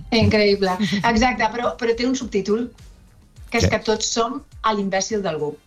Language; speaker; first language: Catalan; non-native, local second language; Spanish